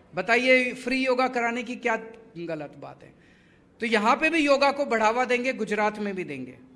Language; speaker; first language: Hindi; native; Hindi